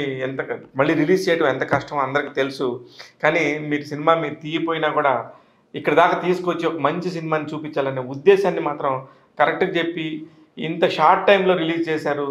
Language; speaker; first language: Telugu; native; Telugu